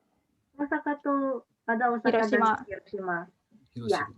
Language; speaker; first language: Indonesian; non-native, learner; Japanese